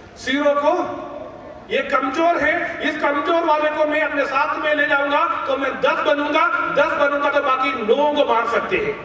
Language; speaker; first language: Hindi; non-native, local second language; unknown